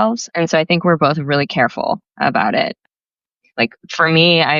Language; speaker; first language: English; native; English